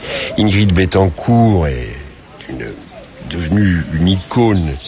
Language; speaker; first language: French; native; French